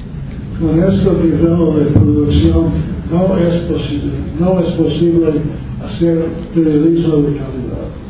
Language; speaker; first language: Spanish; non-native, learner; English